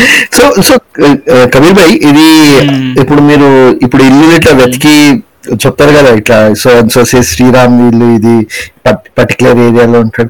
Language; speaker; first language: Telugu; native; Telugu